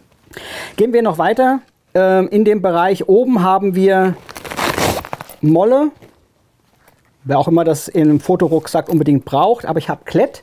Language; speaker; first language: German; native; German